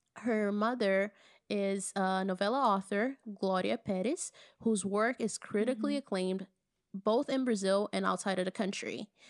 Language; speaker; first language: English; non-native, fluent; Portuguese